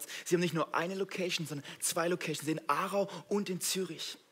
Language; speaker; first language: German; native; German